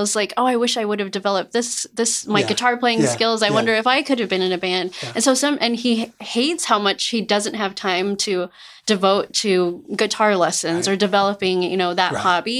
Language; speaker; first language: English; native; English